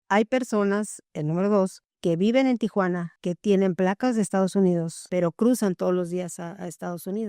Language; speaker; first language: Spanish; native; Spanish